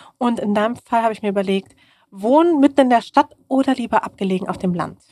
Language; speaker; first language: German; early bilingual, other home language; Russian